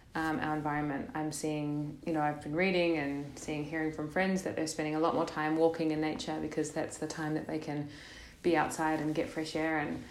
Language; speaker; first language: English; native; English